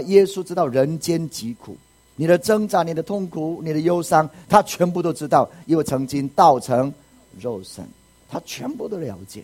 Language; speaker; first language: Chinese; native; Chinese